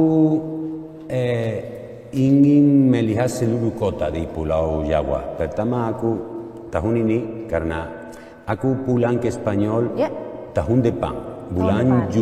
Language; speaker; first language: Indonesian; non-native, learner; Spanish